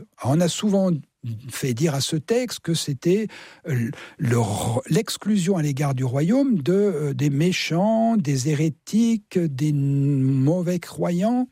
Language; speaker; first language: French; native; French